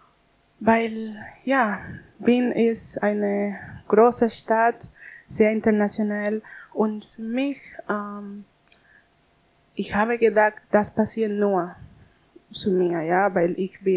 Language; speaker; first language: German; non-native, learner; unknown